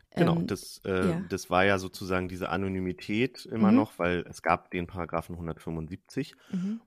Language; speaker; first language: German; native; German